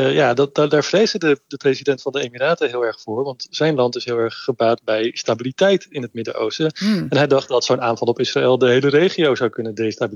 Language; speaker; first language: Dutch; native; Dutch